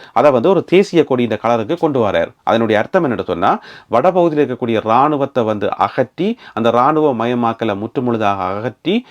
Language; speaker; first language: Tamil; native; Tamil